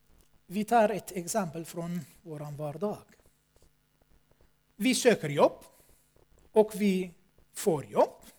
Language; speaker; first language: Swedish; non-native, fluent; Armenian